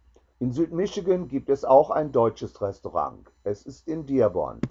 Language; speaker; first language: German; non-native, learner; English